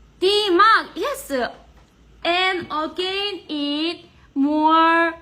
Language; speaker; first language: English; non-native, learner; Korean